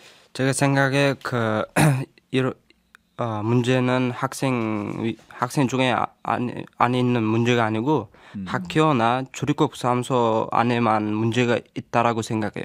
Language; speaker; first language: Korean; non-native, learner; Uzbek